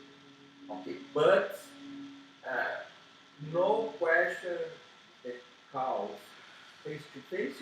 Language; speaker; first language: English; non-native, learner; Portuguese